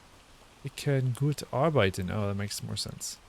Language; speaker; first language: German; non-native, learner; English